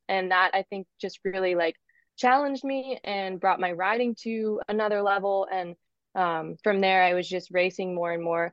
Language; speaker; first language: English; native; English